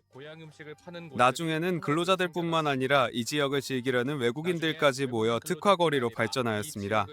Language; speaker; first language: Korean; native; Korean